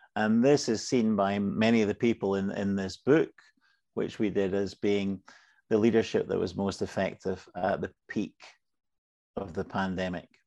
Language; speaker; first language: English; native; English